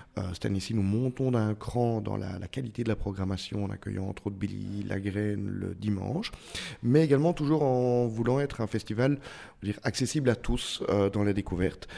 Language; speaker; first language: French; native; French